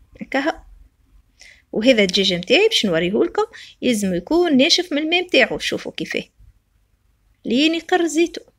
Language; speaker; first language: Arabic; native; Arabic